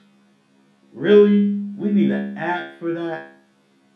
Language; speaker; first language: English; native; English